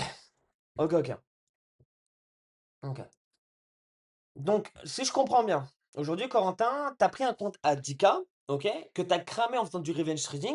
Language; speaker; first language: French; native; French